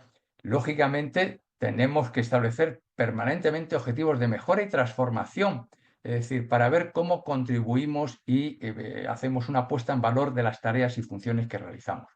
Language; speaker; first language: Spanish; native; Spanish